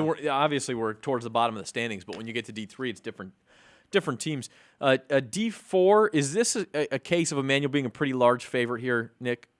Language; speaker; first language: English; native; English